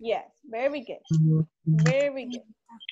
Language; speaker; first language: English; non-native, learner; Spanish